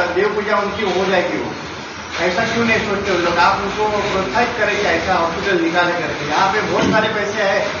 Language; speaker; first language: Hindi; non-native, local second language; Konkani